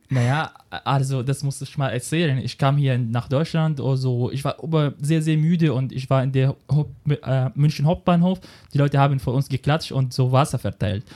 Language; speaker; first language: German; non-native, fluent; Arabic